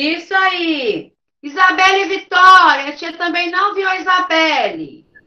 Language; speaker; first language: Portuguese; native; Portuguese